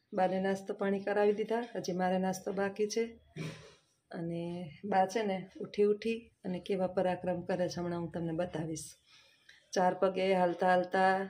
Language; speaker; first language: Gujarati; native; Gujarati